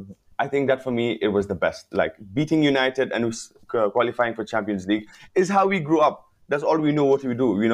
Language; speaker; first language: English; non-native, local second language; Wolof